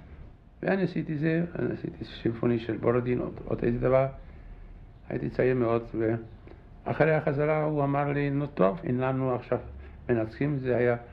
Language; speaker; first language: Hebrew; non-native, fluent; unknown